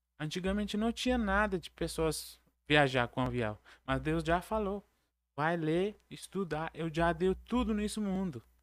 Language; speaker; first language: Portuguese; non-native, learner; Arabic